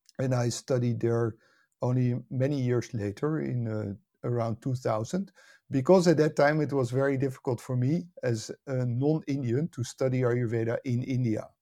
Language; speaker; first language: English; non-native, fluent; Dutch